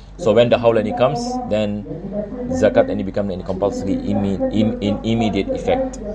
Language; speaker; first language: English; non-native, local second language; Malay